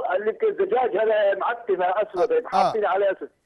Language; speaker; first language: Arabic; native; Arabic